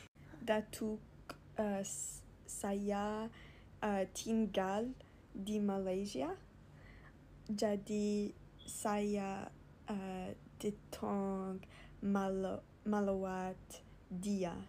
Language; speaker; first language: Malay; non-native, learner; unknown